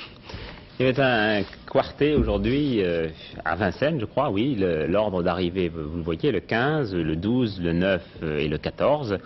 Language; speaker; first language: French; native; French